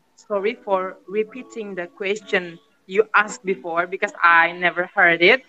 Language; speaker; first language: English; non-native, learner; Indonesian